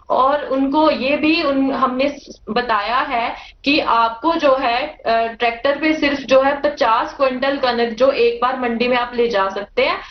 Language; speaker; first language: Hindi; native; Hindi